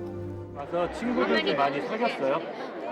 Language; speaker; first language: Korean; early bilingual, heritage; Korean